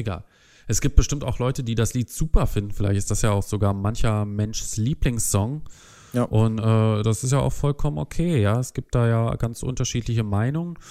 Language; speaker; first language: German; native; German